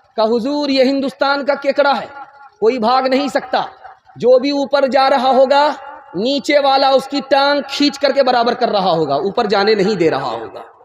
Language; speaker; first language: Urdu; non-native, local second language; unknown